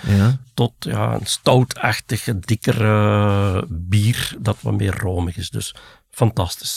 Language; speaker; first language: Dutch; native; Dutch